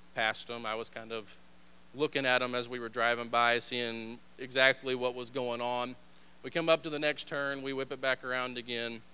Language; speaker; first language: English; native; English